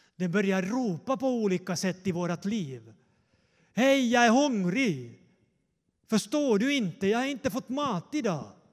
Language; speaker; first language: Swedish; non-native, fluent; Finnish